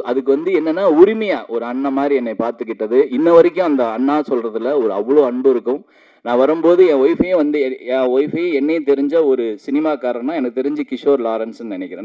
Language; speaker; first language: Tamil; native; Tamil